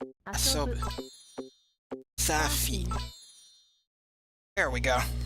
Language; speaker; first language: Japanese; non-native, learner; English